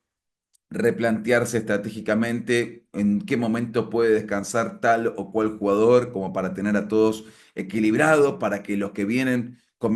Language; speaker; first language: Spanish; native; Spanish